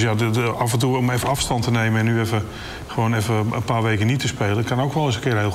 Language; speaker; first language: Dutch; native; Dutch